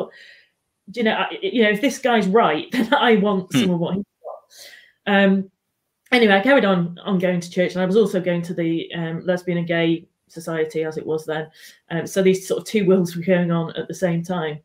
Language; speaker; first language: English; native; English